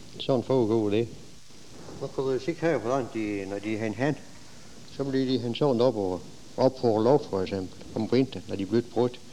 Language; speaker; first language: Danish; native; Danish